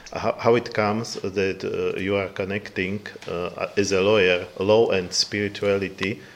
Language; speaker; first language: English; non-native, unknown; Slovak